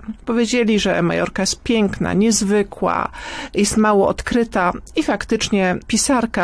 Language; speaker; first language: Polish; native; Polish